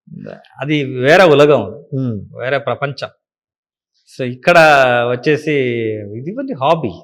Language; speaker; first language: Telugu; non-native, learner; Kannada